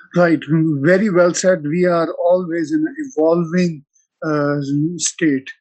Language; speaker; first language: English; non-native, local second language; Punjabi